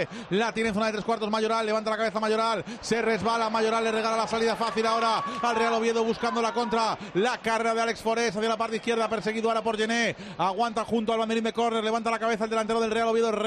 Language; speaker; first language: Spanish; native; Spanish